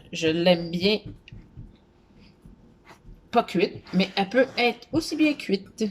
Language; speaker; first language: French; native; French